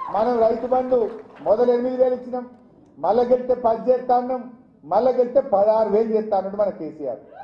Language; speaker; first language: Telugu; native; Telugu